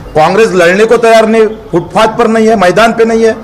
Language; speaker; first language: Hindi; non-native, local second language; Marathi